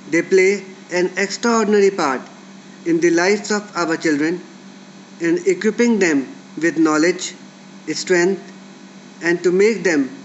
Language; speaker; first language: English; non-native, local second language; Hindi